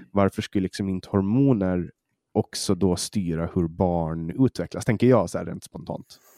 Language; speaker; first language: Swedish; native; Swedish